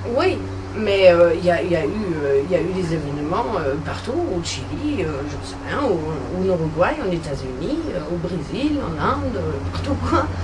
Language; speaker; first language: French; non-native, fluent; German